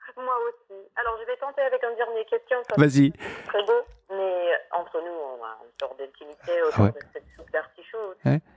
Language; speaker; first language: French; non-native, fluent; English